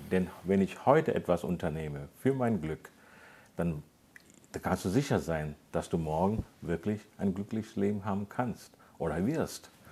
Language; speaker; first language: German; non-native, fluent; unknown